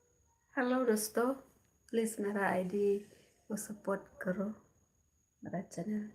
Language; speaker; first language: Hindi; non-native, local second language; Khasi